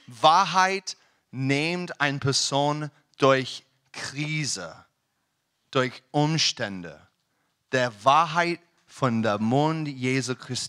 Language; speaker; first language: German; non-native, learner; English